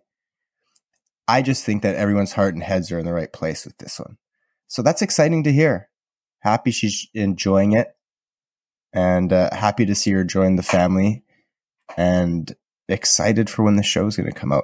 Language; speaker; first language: English; native; English